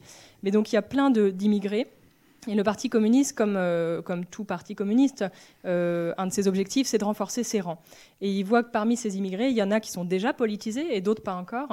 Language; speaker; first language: French; native; French